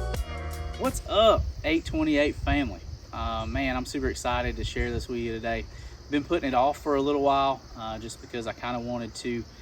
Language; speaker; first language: English; native; English